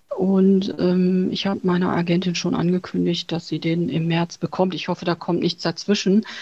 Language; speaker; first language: German; early bilingual, other home language; Chinese